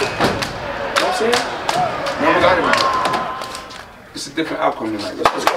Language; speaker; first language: English; native; English